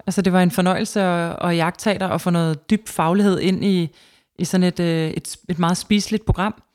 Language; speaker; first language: Danish; native; Danish